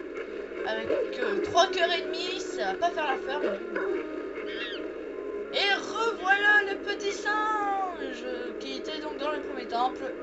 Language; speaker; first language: French; native; French